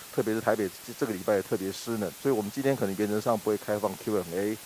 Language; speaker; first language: Chinese; native; Chinese